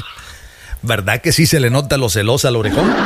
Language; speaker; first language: Spanish; native; Spanish